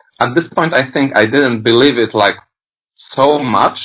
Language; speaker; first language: English; non-native, fluent; Polish